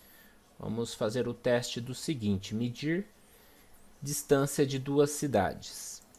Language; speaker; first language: Portuguese; native; Portuguese